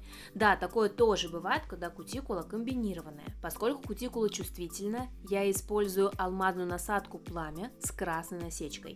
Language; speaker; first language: Russian; native; Russian